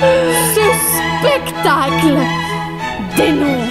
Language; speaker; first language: French; native; French